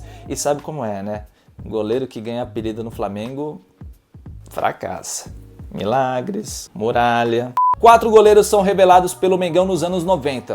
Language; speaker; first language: Portuguese; native; Portuguese